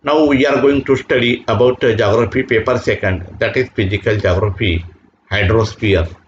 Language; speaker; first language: English; non-native, local second language; Marathi